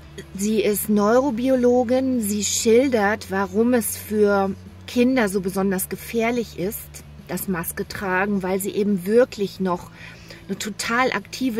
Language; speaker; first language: German; native; German